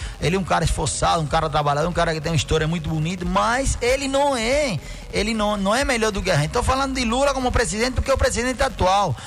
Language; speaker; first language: Portuguese; non-native, fluent; Spanish